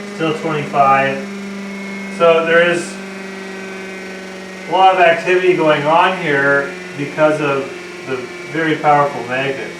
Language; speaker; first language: English; native; English